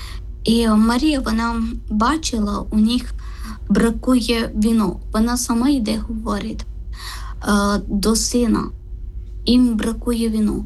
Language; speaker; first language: Ukrainian; non-native, learner; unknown